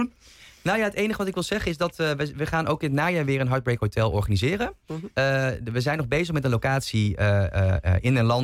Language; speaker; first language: Dutch; native; Dutch